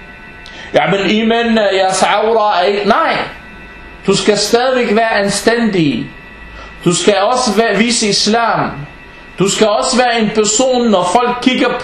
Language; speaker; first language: Danish; early bilingual, other home language; Arabic